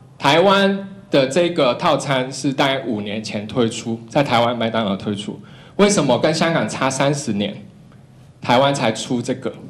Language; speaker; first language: Chinese; non-native, local second language; Cantonese